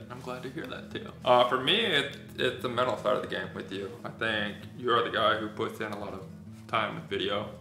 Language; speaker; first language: English; native; English